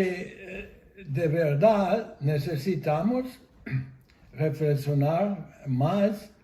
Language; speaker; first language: Spanish; non-native, fluent; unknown